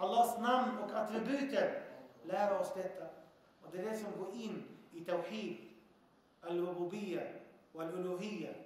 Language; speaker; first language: Swedish; early bilingual, other home language; Arabic